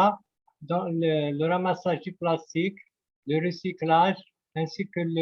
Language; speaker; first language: French; non-native, local second language; Arabic